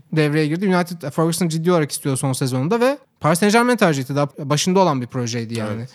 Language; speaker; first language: Turkish; native; Turkish